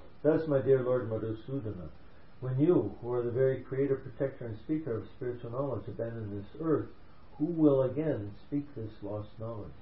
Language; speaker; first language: English; native; English